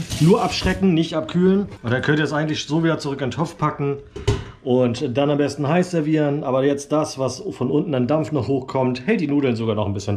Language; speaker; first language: German; native; German